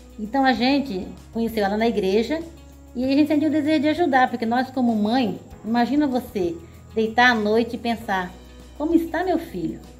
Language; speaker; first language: Portuguese; native; Portuguese